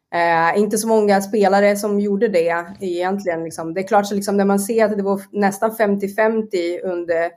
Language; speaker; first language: Swedish; non-native, fluent; Portuguese